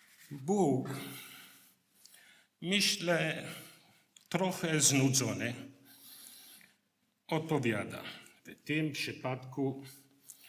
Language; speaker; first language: Polish; non-native, learner; English